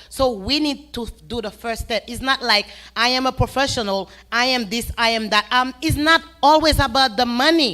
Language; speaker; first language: English; non-native, fluent; Haitian Creole